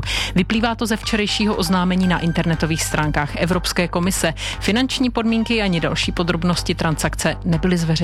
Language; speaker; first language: Czech; native; Czech